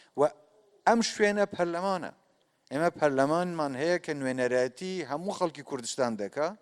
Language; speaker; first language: Central Kurdish; non-native, local second language; Kurdish